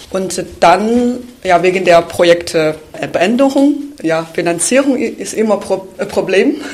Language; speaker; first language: German; non-native, fluent; Chinese